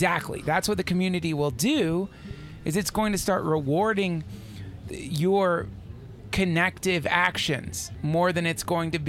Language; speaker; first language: English; native; English